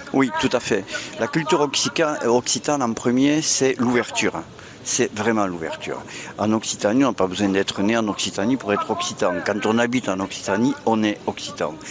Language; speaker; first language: French; native; French